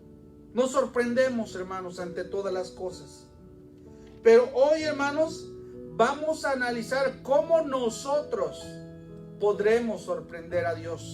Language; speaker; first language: Spanish; native; Spanish